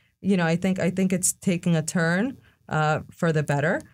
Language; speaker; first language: English; early bilingual, other home language; Spanish